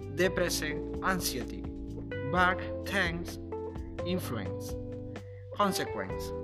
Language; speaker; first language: English; non-native, learner; Spanish